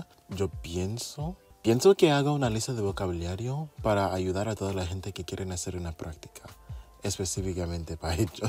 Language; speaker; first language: Spanish; non-native, fluent; English